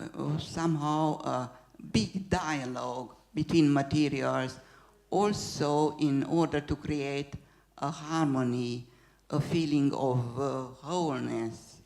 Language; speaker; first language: English; non-native, fluent; Hungarian